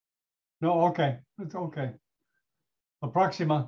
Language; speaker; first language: Spanish; non-native, learner; English